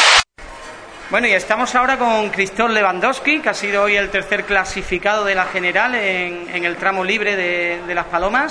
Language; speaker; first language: Spanish; native; Spanish